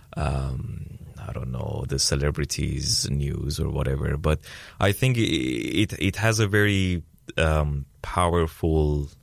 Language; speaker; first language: English; non-native, fluent; Persian